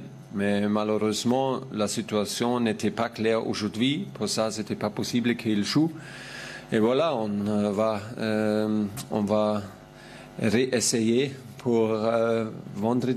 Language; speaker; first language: French; non-native, fluent; German